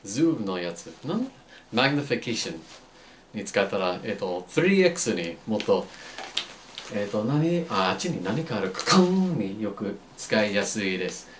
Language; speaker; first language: Japanese; non-native, fluent; English